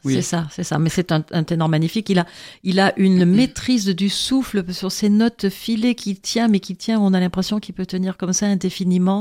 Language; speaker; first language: French; native; French